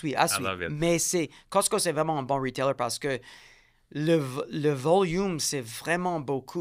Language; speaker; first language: French; non-native, learner; English